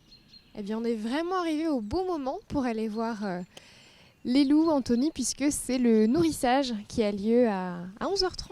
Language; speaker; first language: French; native; French